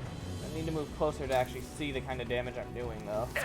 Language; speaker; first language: English; native; English